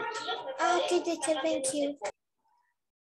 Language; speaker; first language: English; non-native, learner; Spanish